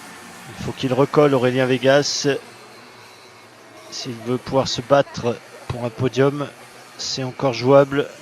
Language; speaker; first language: French; native; French